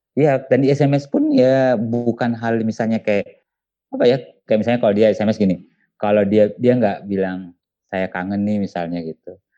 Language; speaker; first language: Indonesian; non-native, local second language; Buginese